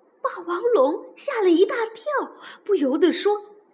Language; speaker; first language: Chinese; native; Chinese